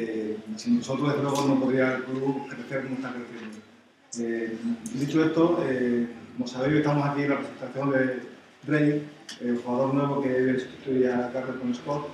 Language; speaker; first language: Spanish; native; Spanish